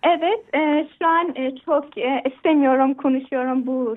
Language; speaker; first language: Turkish; non-native, learner; Persian